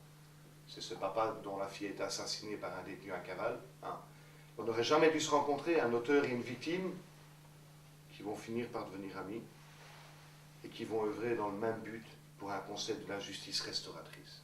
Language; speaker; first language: French; native; French